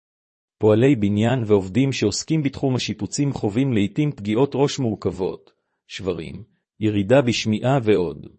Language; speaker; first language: Hebrew; native; Hebrew